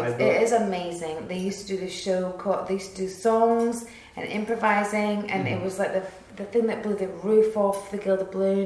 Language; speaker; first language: English; native; English